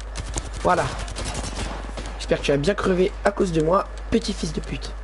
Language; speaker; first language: French; native; French